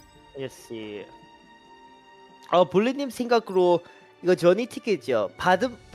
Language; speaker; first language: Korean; early bilingual, heritage; Korean